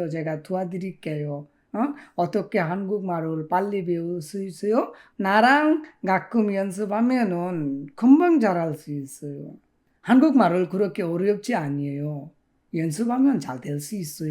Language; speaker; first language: Korean; non-native, fluent; Bangla